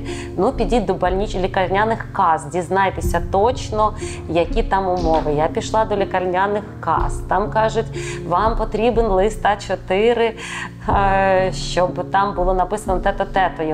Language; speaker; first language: Ukrainian; native; Ukrainian